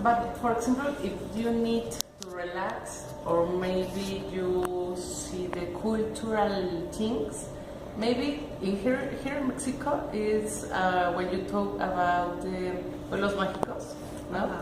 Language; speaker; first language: English; non-native, learner; Spanish